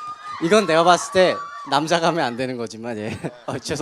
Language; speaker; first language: Korean; native; Korean